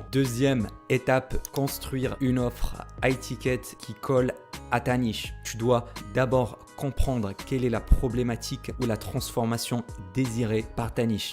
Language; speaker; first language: French; native; French